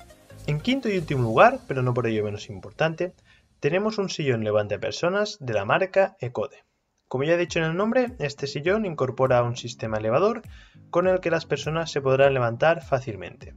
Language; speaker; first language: Spanish; native; Spanish